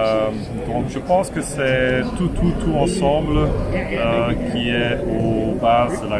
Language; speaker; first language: French; non-native, local second language; Dutch